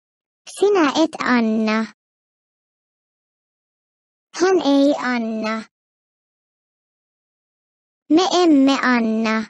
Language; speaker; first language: Finnish; non-native, fluent; Turkish